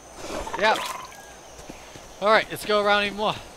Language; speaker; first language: English; native; English